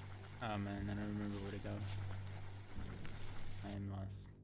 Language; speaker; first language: English; native; English